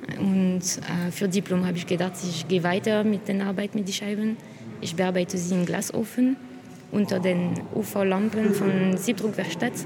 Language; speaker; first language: German; non-native, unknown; French